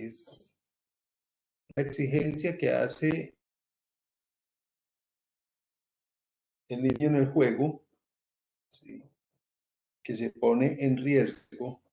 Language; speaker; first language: Spanish; native; Spanish